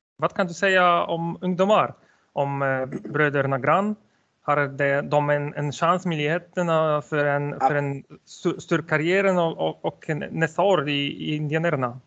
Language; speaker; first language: Swedish; non-native, learner; Polish